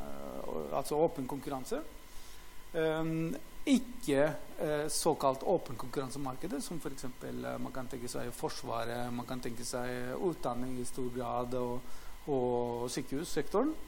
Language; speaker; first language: Norwegian; non-native, fluent; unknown